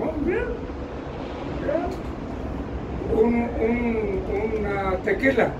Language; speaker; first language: English; non-native, learner; Spanish